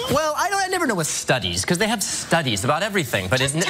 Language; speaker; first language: English; native; English